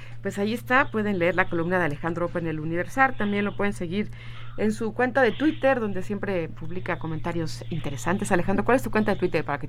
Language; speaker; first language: Spanish; native; Spanish